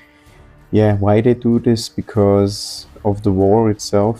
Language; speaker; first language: English; non-native, fluent; German